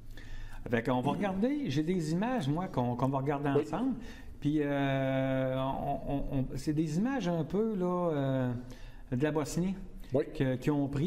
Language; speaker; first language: French; native; French